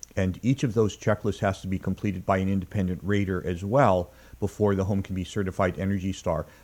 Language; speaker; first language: English; native; English